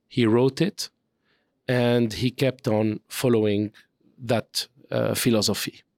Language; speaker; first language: English; non-native, fluent; French